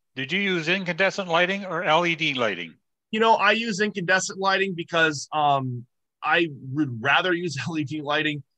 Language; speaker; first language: English; native; English